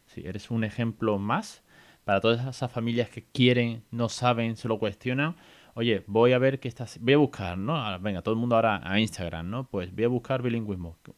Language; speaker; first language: Spanish; native; Spanish